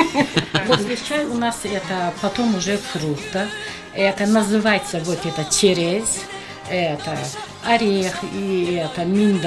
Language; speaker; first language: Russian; non-native, learner; Azerbaijani